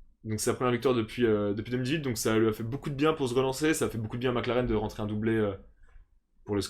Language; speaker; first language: French; native; French